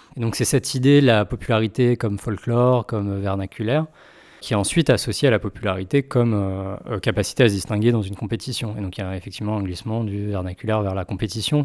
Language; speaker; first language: French; native; French